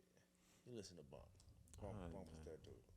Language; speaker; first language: English; native; English